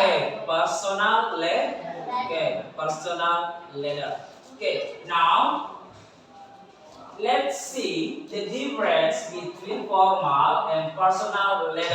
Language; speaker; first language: English; non-native, learner; Indonesian